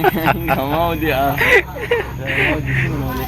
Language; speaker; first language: Indonesian; non-native, learner; Arabic